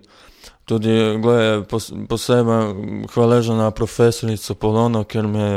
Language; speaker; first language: Slovenian; non-native, learner; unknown